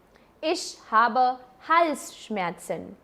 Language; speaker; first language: German; non-native, fluent; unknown